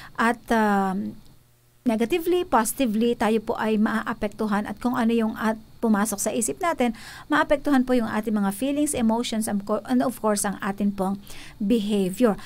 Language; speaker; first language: Filipino; native; Filipino